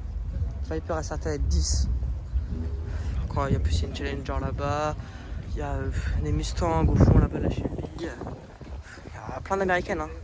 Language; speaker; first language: French; native; French